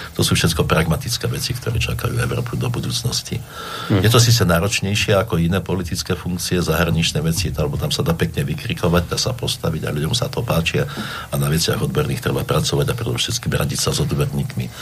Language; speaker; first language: Slovak; native; Slovak